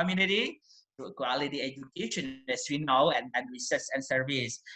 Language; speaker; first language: English; non-native, fluent; Indonesian